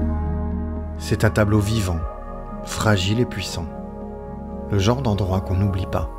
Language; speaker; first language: French; native; French